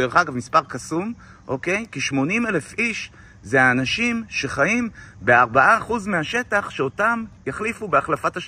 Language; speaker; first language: Hebrew; native; Hebrew